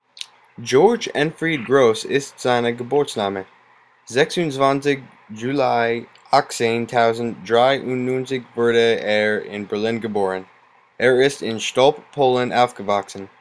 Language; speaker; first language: German; non-native, learner; English